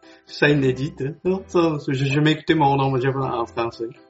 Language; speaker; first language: French; non-native, learner; Portuguese